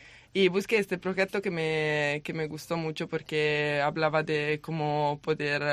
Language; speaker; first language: Spanish; non-native, learner; Italian